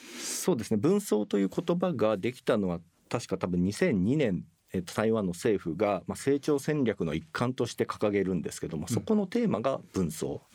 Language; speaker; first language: Japanese; native; Japanese